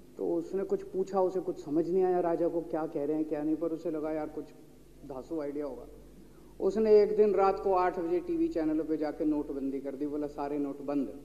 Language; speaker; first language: Hindi; native; Hindi